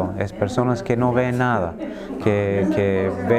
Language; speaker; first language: Spanish; non-native, fluent; English